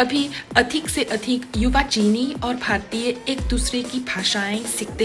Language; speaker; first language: Hindi; non-native, fluent; Chinese